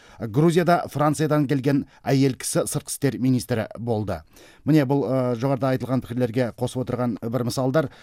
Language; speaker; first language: Kazakh; native; Kazakh